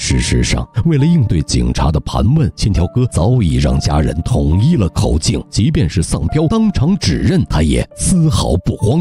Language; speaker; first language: Chinese; native; Chinese